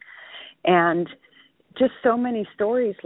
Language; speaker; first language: English; early bilingual, other home language; Spanish